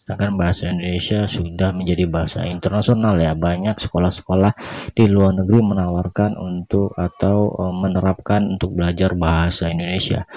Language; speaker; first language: Indonesian; native; Indonesian